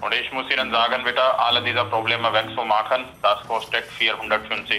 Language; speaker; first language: German; non-native, learner; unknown